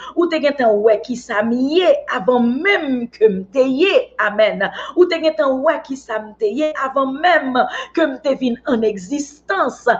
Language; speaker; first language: French; non-native, local second language; Haitian Creole